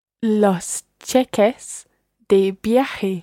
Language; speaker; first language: Spanish; non-native, learner; English